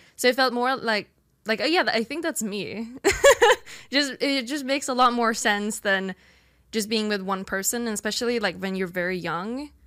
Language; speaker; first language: English; non-native, fluent; Swedish